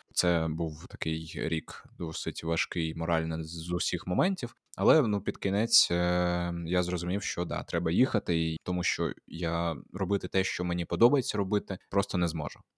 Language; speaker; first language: Ukrainian; non-native, local second language; Russian